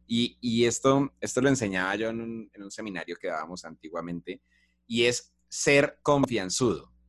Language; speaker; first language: Spanish; native; Spanish